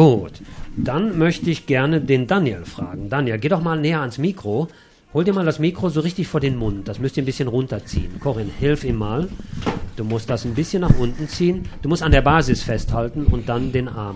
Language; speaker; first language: German; native; German